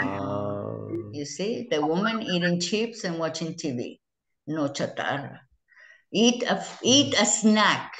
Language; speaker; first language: English; non-native, fluent; Spanish